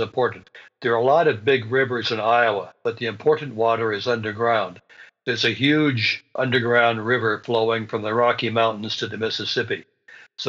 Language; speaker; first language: English; native; English